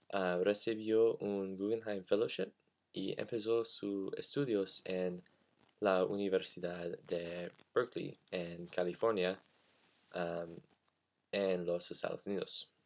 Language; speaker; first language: Spanish; non-native, learner; English